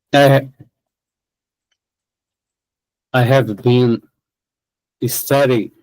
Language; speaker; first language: English; non-native, learner; Portuguese